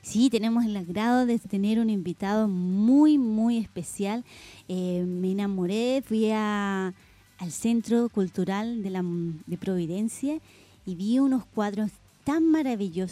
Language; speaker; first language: Spanish; native; Spanish